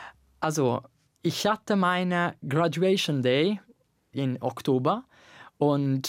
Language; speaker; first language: German; non-native, fluent; Italian